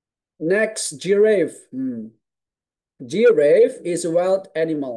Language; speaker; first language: English; non-native, fluent; Indonesian